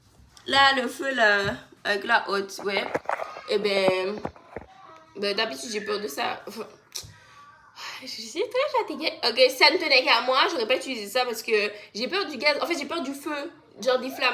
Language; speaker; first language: French; native; French